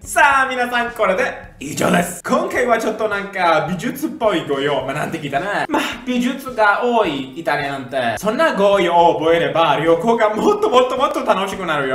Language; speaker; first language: Japanese; non-native, fluent; Italian